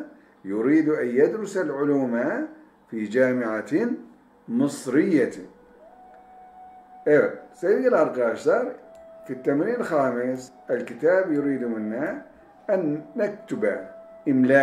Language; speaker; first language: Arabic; non-native, fluent; Turkish